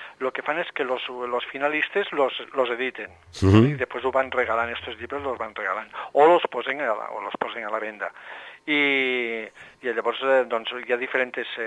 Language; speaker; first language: Catalan; native; Catalan